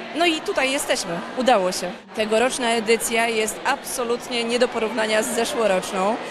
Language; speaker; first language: Polish; native; Polish